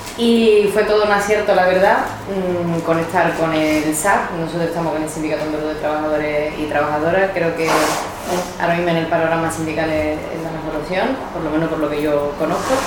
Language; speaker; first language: Spanish; non-native, fluent; Italian